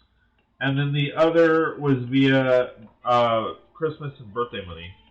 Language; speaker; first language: English; native; English